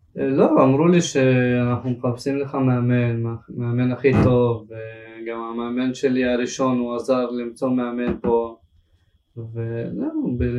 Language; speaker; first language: Hebrew; early bilingual, other home language; Russian